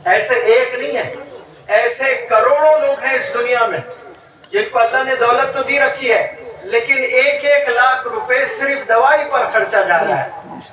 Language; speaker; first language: Urdu; native; Urdu